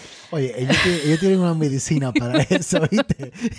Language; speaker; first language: Spanish; early bilingual, other home language; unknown